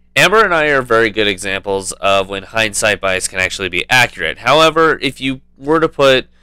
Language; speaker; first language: English; native; English